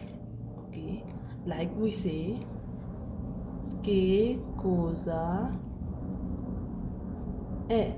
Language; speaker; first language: Italian; non-native, learner; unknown